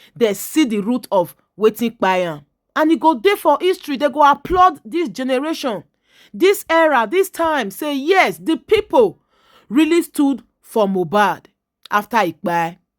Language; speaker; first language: Nigerian Pidgin; native; Nigerian Pidgin